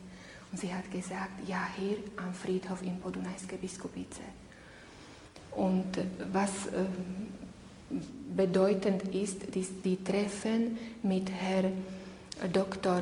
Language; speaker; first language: German; non-native, learner; Slovak